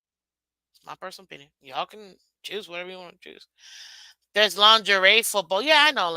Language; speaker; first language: English; native; English